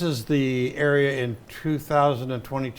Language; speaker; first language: English; native; English